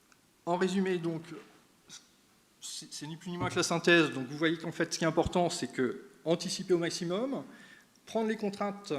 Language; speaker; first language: French; native; French